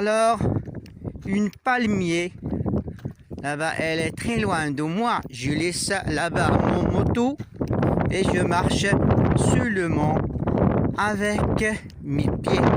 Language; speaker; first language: French; non-native, learner; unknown